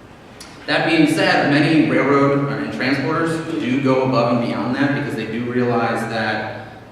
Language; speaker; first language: English; native; English